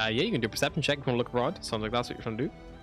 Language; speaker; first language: English; native; English